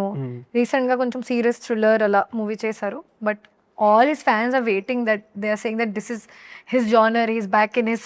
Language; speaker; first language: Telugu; non-native, local second language; Hindi